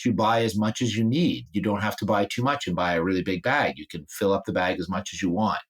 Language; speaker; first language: English; native; English